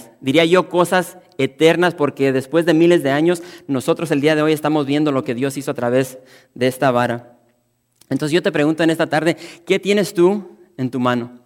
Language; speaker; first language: Spanish; native; Spanish